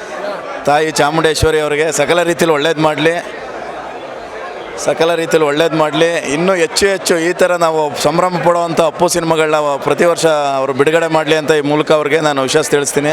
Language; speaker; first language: Kannada; native; Kannada